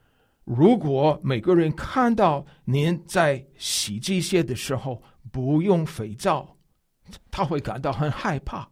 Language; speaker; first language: Chinese; non-native, fluent; English